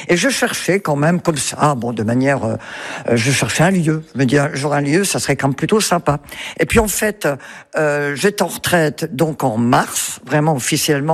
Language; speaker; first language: French; native; French